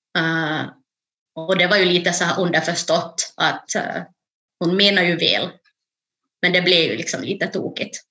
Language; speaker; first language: Swedish; native; Swedish